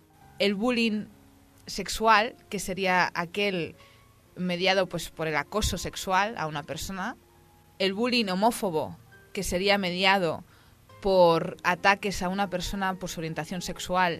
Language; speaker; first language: Spanish; native; Spanish